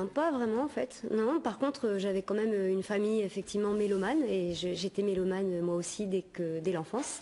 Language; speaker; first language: French; native; French